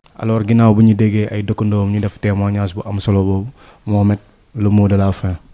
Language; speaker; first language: Wolof; native; Wolof